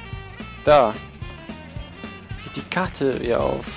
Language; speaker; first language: German; native; German